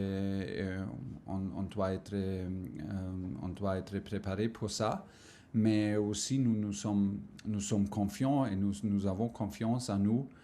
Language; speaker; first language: French; non-native, fluent; German